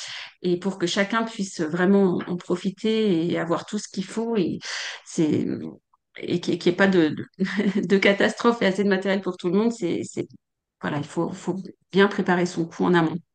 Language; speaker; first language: French; native; French